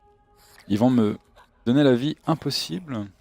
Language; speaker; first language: French; native; French